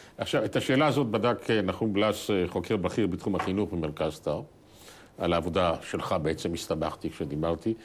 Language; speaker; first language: Hebrew; native; Hebrew